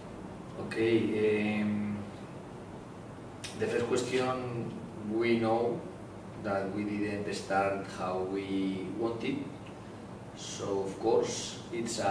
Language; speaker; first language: English; non-native, learner; Spanish